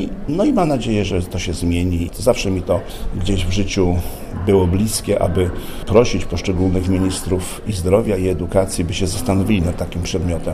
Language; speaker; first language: Polish; native; Polish